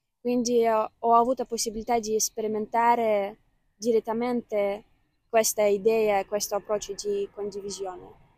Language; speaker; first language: Italian; non-native, fluent; Ukrainian